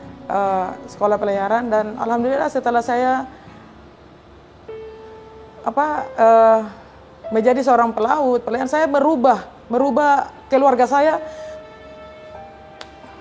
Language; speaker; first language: Indonesian; native; Indonesian